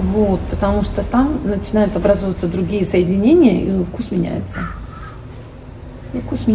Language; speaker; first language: Russian; native; Russian